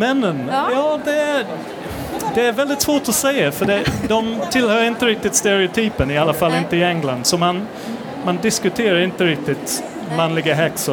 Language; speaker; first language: Swedish; non-native, fluent; English